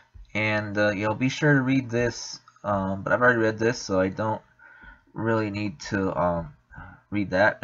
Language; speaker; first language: English; native; English